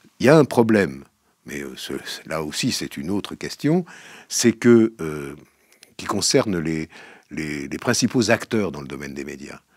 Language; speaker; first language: French; native; French